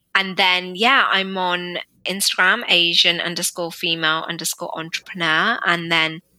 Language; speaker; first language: English; native; English